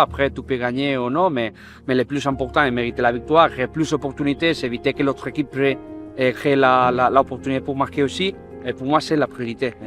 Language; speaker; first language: French; non-native, fluent; Spanish